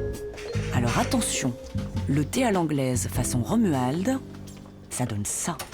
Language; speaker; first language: French; native; French